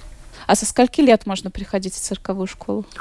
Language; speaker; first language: Russian; native; Russian